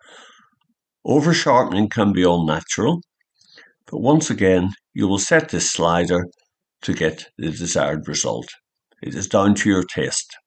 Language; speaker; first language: English; native; English